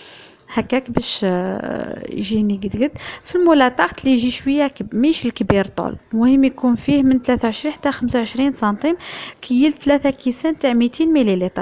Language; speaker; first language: Arabic; native; Arabic